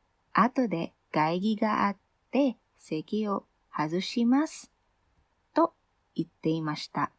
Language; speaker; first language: Japanese; non-native, fluent; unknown